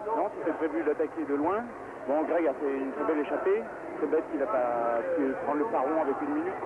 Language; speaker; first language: French; non-native, fluent; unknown